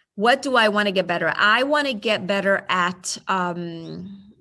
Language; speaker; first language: English; early bilingual, other home language; Spanish